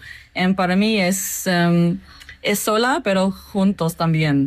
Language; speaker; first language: Spanish; non-native, learner; English